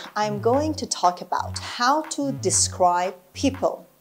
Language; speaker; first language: English; non-native, fluent; Persian